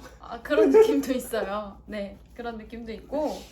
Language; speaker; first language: Korean; native; Korean